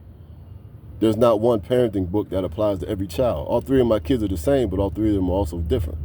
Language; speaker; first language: English; native; English